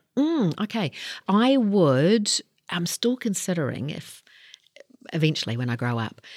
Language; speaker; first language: English; native; English